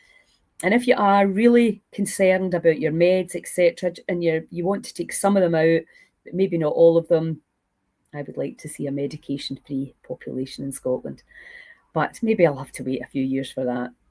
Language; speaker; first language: English; native; English